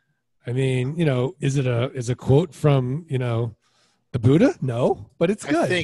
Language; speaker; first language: English; native; English